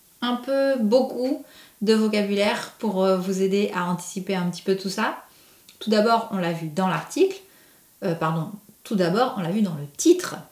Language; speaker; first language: French; native; French